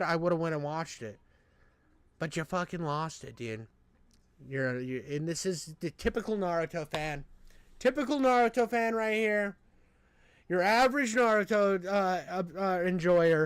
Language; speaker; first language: English; native; English